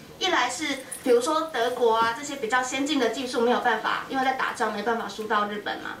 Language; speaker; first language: Chinese; native; Chinese